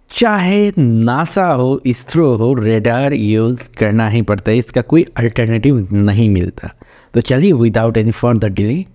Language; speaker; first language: Hindi; native; Hindi